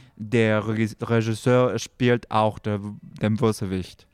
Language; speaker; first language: German; non-native, fluent; Spanish